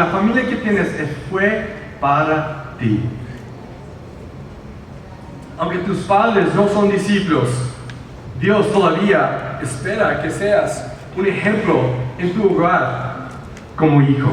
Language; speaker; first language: Spanish; early bilingual, heritage; Spanish